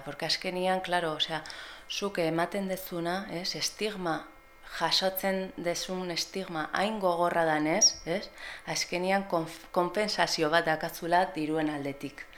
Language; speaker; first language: Basque; non-native, local second language; Spanish